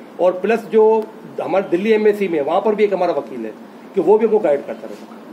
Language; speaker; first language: Hindi; native; Hindi